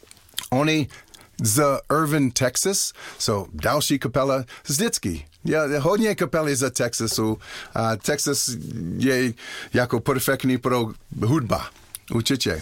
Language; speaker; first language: Czech; non-native, learner; English